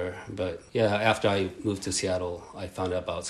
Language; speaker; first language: English; early bilingual, other home language; Japanese